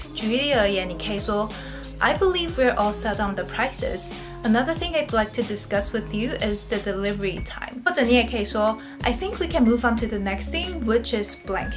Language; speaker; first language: English; non-native, fluent; Chinese